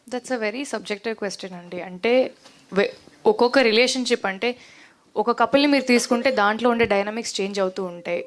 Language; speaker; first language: Telugu; native; Telugu